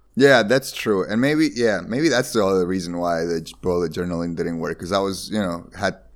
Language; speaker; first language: English; non-native, fluent; Spanish